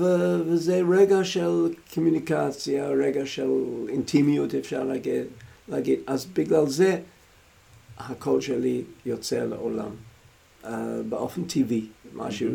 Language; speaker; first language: Hebrew; non-native, fluent; English